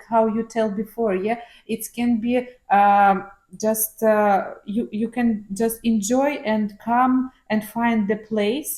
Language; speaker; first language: English; non-native, learner; Ukrainian